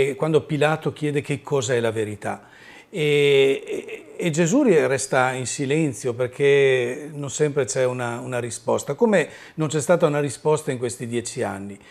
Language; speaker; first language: Italian; native; Italian